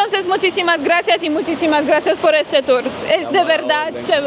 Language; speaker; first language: Spanish; non-native, fluent; Polish